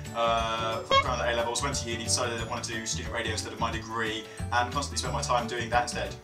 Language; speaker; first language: English; native; English